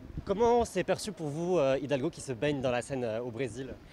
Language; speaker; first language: French; native; French